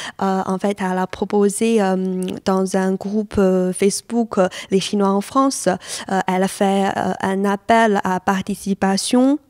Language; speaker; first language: French; non-native, fluent; Chinese